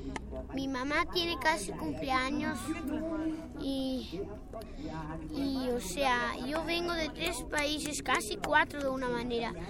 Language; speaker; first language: Spanish; early bilingual, heritage; Spanish